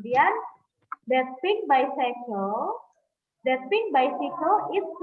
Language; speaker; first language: English; non-native, fluent; Indonesian